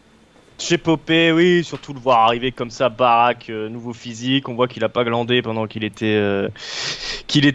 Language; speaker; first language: French; native; French